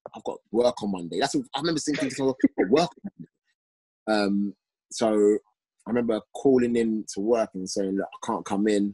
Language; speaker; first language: English; native; English